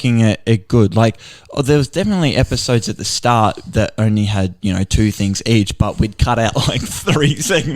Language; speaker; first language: English; native; English